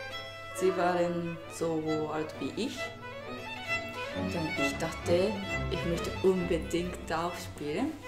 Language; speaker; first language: German; non-native, fluent; Japanese